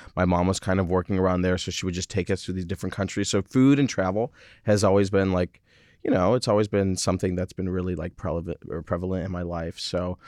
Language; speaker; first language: English; native; English